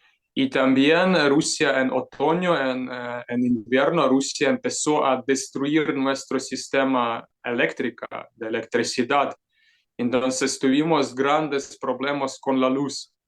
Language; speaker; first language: Spanish; non-native, fluent; Ukrainian